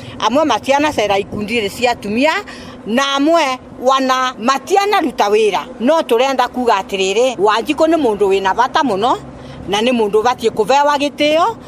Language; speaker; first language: Kikuyu; non-native, local second language; Embu